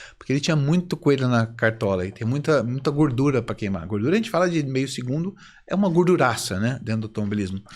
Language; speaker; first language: Portuguese; native; Portuguese